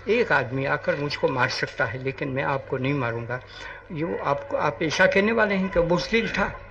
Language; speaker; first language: Hindi; non-native, local second language; Gujarati